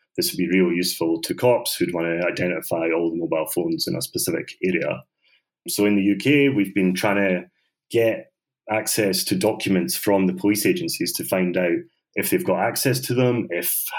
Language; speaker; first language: English; native; English